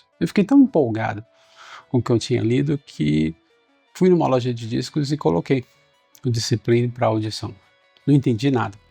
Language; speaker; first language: Portuguese; native; Portuguese